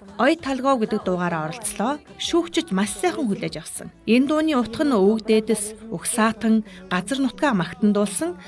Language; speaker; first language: Mongolian; non-native, local second language; Kazakh